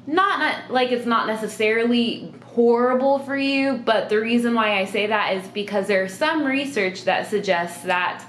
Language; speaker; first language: English; native; English